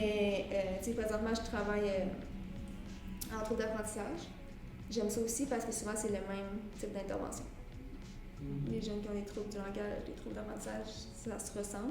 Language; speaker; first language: French; native; French